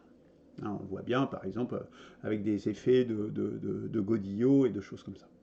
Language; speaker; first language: French; native; French